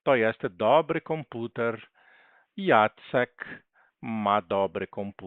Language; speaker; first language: Polish; non-native, learner; Portuguese